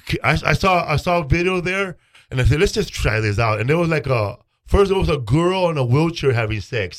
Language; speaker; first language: English; early bilingual, other home language; Spanish